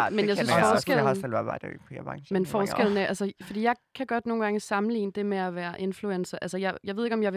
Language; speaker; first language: Danish; native; Danish